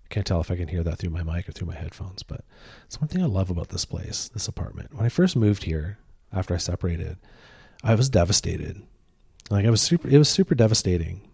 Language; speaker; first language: English; native; English